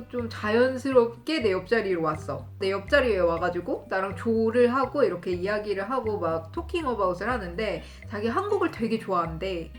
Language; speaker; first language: Korean; native; Korean